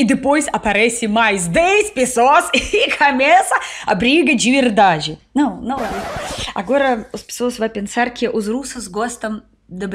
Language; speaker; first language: Portuguese; non-native, learner; Russian